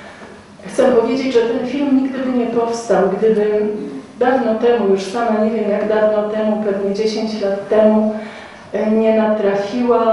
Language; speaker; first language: Polish; native; Polish